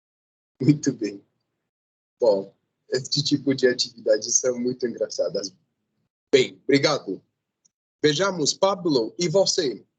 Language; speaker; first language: Portuguese; non-native, fluent; Spanish